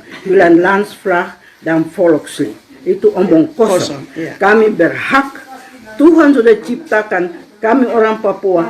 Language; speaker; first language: Indonesian; non-native, local second language; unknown